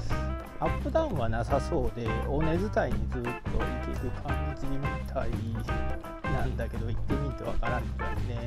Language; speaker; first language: Japanese; native; Japanese